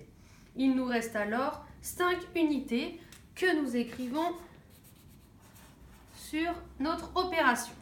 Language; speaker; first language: French; native; French